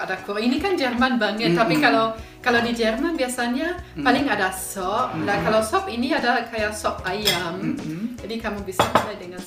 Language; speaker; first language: Indonesian; non-native, fluent; German